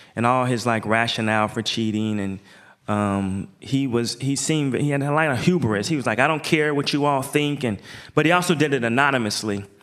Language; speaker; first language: English; native; English